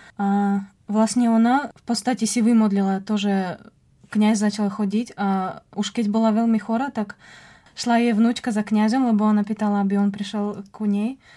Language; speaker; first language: Slovak; non-native, fluent; Russian